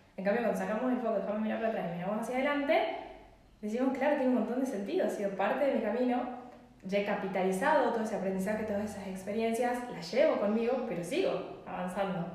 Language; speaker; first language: Spanish; native; Spanish